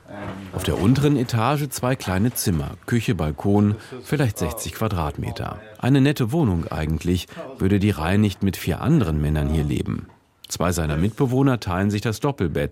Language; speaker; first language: German; native; German